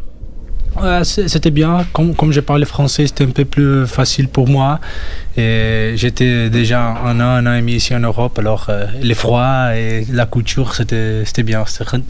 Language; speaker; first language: French; non-native, fluent; Portuguese